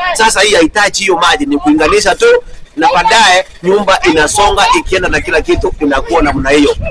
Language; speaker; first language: Swahili; non-native, local second language; Gusii